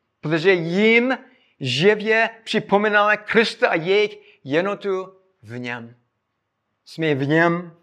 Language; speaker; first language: Czech; non-native, fluent; English